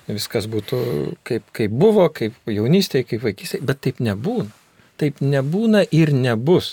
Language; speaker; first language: Lithuanian; native; Lithuanian